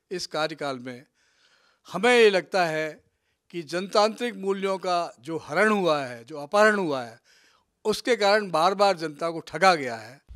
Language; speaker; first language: Hindi; native; Hindi